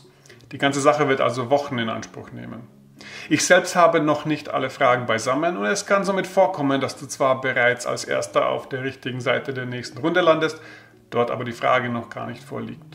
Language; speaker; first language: German; native; German